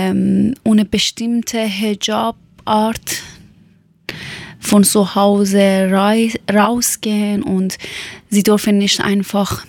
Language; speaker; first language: German; non-native, learner; Persian